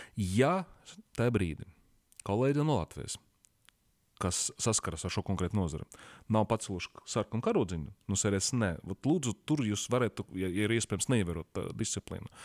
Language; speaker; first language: Latvian; non-native, local second language; Russian